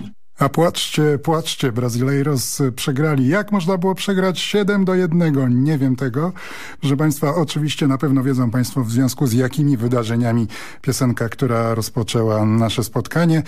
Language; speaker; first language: Polish; native; Polish